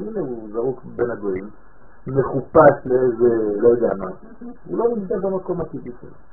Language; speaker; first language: Hebrew; non-native, fluent; French